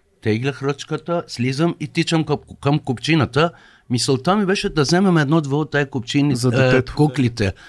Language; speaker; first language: Bulgarian; non-native, fluent; Persian